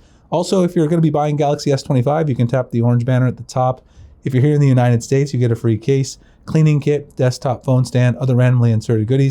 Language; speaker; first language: English; native; English